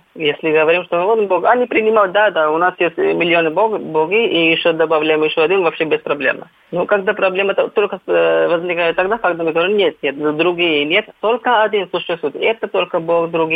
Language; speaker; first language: Russian; non-native, fluent; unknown